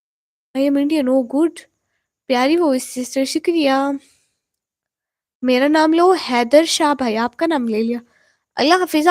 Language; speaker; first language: Hindi; non-native, local second language; Punjabi